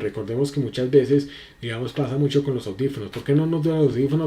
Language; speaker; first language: Spanish; native; Spanish